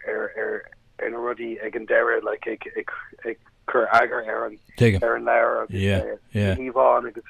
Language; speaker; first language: Irish; non-native, local second language; English